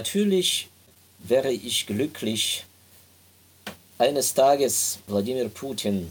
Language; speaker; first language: German; non-native, fluent; Ukrainian